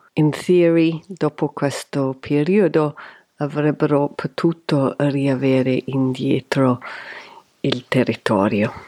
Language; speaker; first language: Italian; non-native, fluent; English